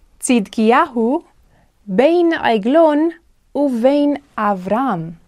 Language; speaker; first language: Hebrew; non-native, fluent; English